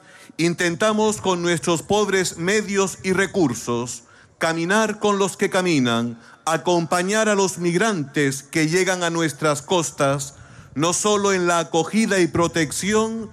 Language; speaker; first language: Spanish; native; Spanish